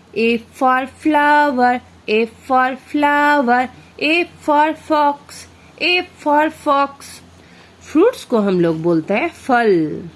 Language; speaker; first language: Hindi; non-native, local second language; Bangla